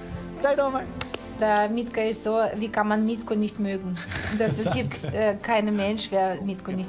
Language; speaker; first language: German; non-native, fluent; Russian